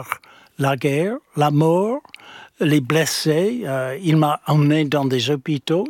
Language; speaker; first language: French; non-native, fluent; English